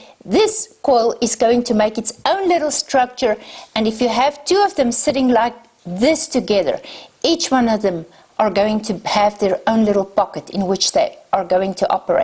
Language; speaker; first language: English; non-native, local second language; Afrikaans